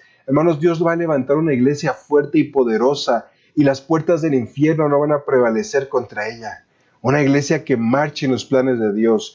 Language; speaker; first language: Spanish; native; Spanish